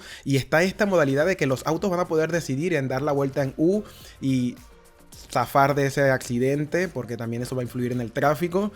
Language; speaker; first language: Spanish; native; Spanish